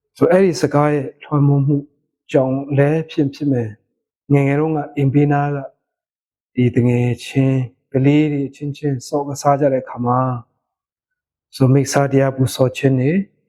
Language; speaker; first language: Burmese; non-native, local second language; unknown